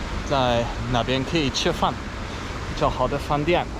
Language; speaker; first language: Chinese; non-native, fluent; German